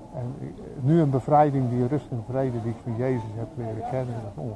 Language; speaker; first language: Dutch; native; Dutch